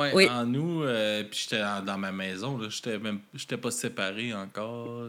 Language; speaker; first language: French; native; French